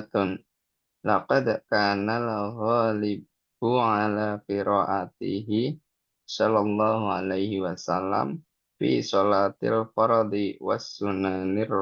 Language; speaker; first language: Arabic; non-native, learner; Indonesian